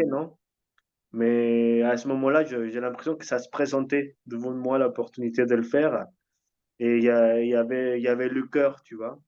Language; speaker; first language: French; non-native, fluent; Spanish